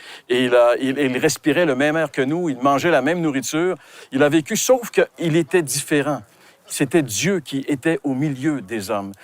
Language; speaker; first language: French; native; French